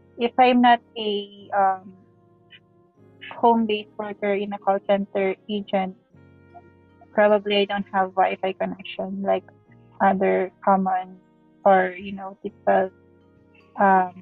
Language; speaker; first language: English; non-native, local second language; Filipino